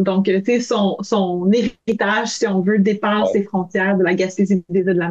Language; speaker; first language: French; native; French